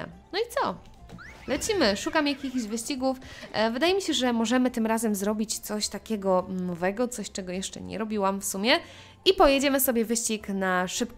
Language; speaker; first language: Polish; native; Polish